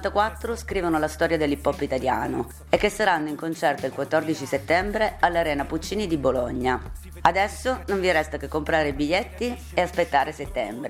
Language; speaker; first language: Italian; native; Italian